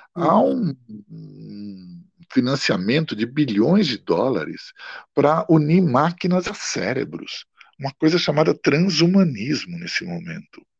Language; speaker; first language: Portuguese; early bilingual, other home language; Italian